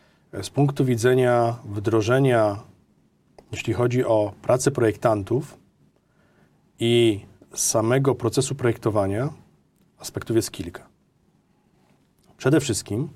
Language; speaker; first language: Polish; native; Polish